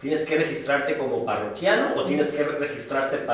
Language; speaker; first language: Spanish; native; Spanish